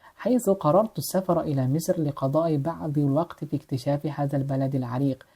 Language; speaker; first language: Arabic; non-native, fluent; Uzbek